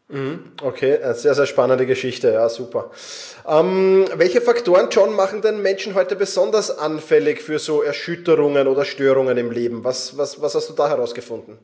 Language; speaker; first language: German; native; German